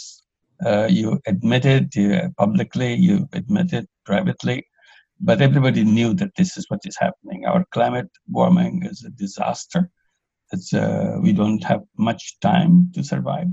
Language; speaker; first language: English; non-native, local second language; Bangla